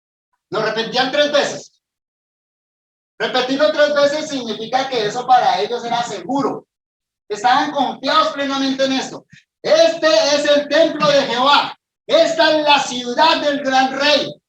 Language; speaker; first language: Spanish; native; Spanish